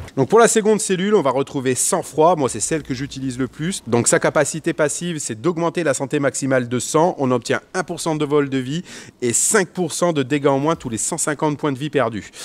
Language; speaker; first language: French; native; French